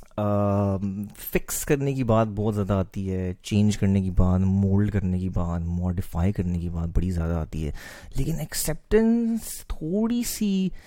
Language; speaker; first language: Urdu; native; Urdu